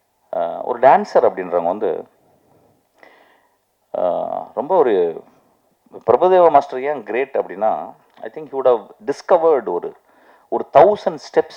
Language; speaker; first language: Tamil; native; Tamil